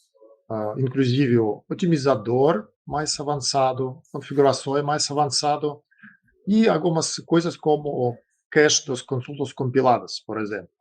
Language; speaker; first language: Portuguese; non-native, fluent; Russian